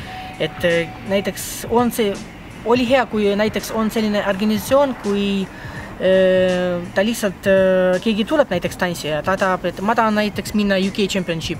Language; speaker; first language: Estonian; non-native, local second language; Russian